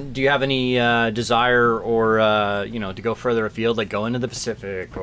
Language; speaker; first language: English; native; English